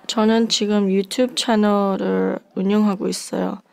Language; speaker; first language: Korean; early bilingual, heritage; English